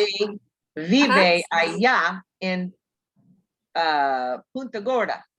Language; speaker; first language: Spanish; non-native, learner; English